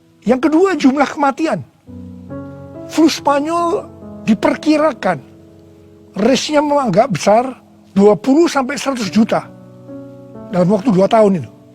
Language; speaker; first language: Indonesian; native; Indonesian